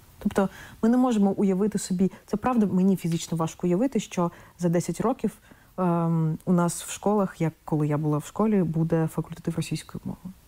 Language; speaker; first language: Ukrainian; non-native, local second language; Russian